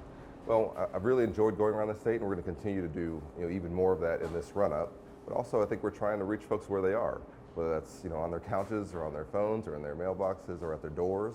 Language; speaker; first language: English; native; English